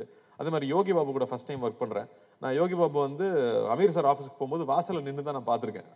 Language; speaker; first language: Tamil; native; Tamil